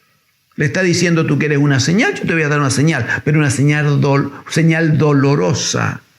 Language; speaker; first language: Spanish; native; Spanish